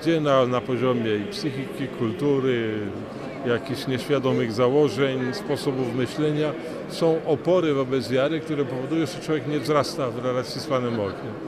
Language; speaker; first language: Polish; native; Polish